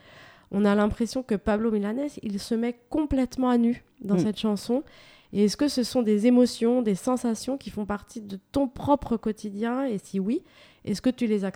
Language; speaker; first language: French; native; French